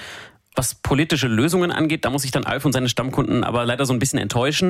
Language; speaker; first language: German; native; German